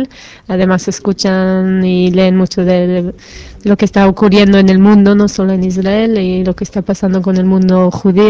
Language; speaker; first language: Spanish; non-native, fluent; Hebrew